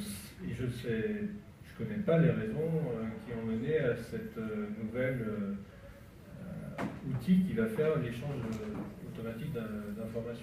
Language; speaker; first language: French; native; French